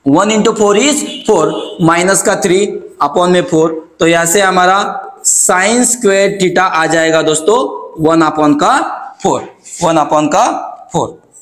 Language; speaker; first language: Hindi; non-native, local second language; Marathi